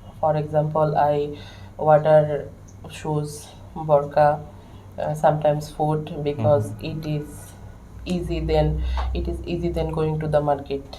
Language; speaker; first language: English; non-native, learner; Bangla